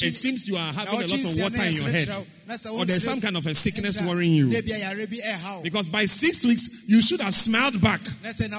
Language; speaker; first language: English; non-native, local second language; Akan